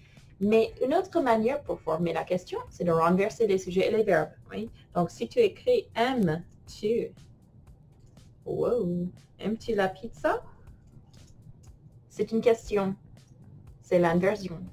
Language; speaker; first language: French; non-native, fluent; English